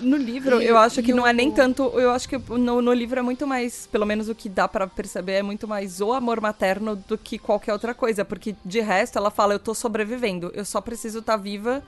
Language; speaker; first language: Portuguese; native; Portuguese